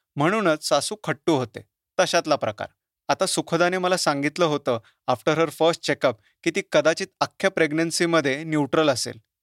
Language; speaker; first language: Marathi; native; Marathi